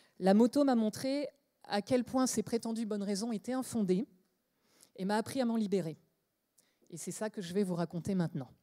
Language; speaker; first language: French; native; French